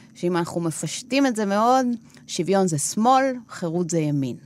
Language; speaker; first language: Hebrew; non-native, fluent; Spanish